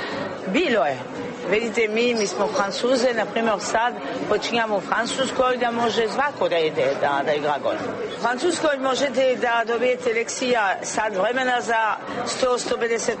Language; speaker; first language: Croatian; non-native, learner; French